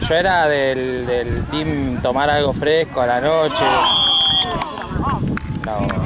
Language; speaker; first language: Spanish; native; Spanish